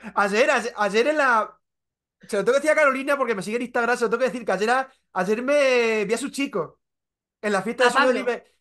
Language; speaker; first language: Spanish; native; Spanish